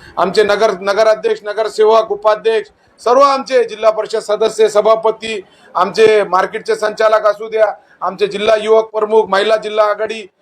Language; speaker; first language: Marathi; non-native, local second language; Urdu